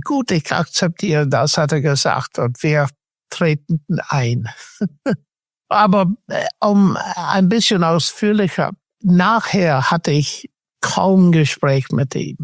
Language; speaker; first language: German; non-native, fluent; English